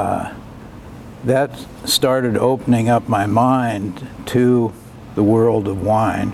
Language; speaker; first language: English; native; English